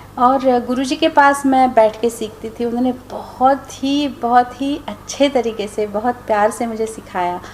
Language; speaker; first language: Hindi; non-native, local second language; Marathi